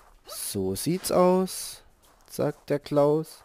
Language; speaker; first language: German; native; German